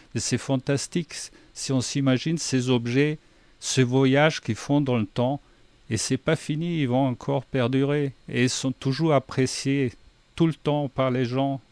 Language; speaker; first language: French; non-native, fluent; German